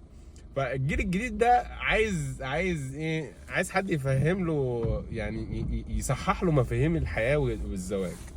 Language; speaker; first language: Arabic; native; Arabic